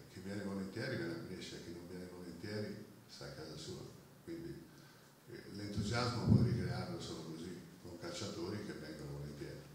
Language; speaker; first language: Italian; native; Italian